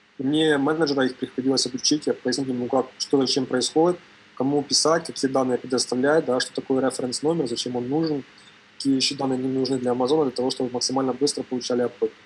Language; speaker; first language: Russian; native; Russian